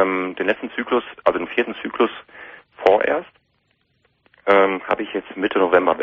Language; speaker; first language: German; native; German